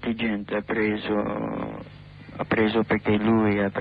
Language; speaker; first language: Italian; non-native, learner; English